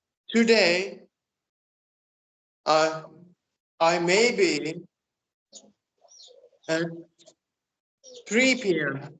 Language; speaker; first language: English; non-native, learner; Turkish